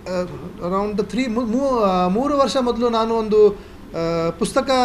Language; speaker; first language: Kannada; non-native, learner; Kashmiri